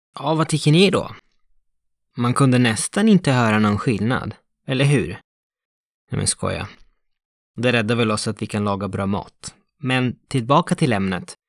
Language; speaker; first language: Swedish; non-native, fluent; Italian